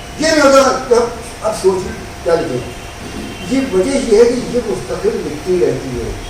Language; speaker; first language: Urdu; native; Urdu